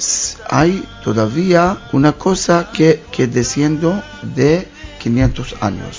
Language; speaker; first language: Spanish; non-native, learner; Hebrew